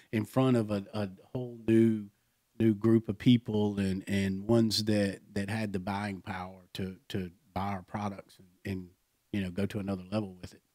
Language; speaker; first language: English; native; English